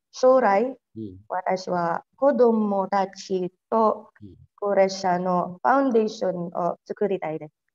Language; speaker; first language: Japanese; non-native, learner; Filipino